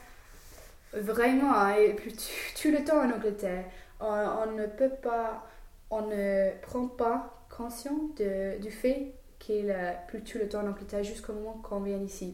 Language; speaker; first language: French; non-native, fluent; English